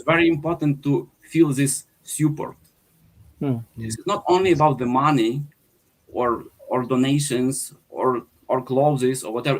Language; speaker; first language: English; non-native, fluent; Ukrainian